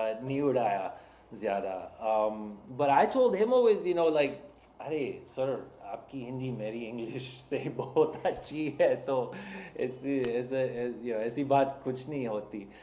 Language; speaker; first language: Hindi; non-native, learner; English